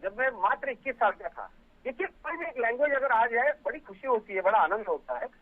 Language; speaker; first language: Hindi; non-native, local second language; Marathi